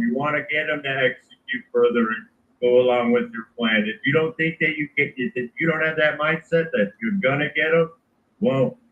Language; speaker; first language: English; native; English